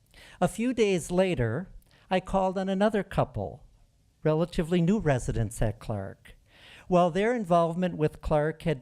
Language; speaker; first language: English; native; English